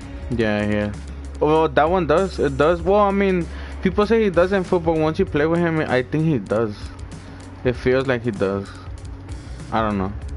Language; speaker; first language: English; early bilingual, other home language; Spanish